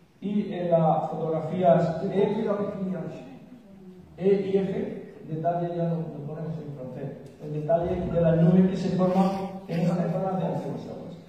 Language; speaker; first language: Spanish; native; Spanish